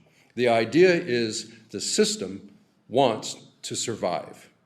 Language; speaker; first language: English; native; English